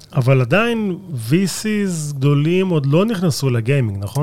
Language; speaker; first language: Hebrew; native; Hebrew